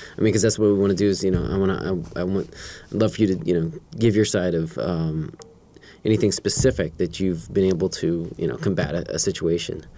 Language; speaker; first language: English; native; English